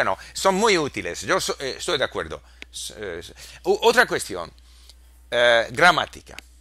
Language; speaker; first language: Spanish; non-native, fluent; English